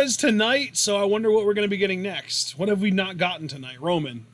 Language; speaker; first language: English; native; English